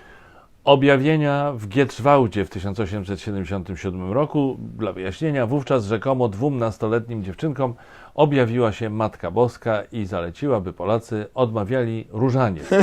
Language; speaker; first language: Polish; native; Polish